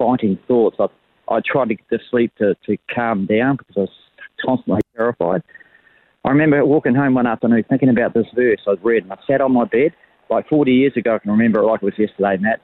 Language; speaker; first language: English; native; English